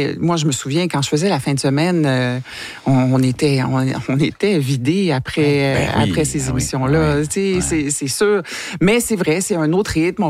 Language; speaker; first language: French; native; French